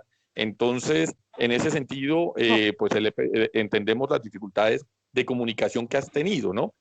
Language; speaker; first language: Spanish; native; Spanish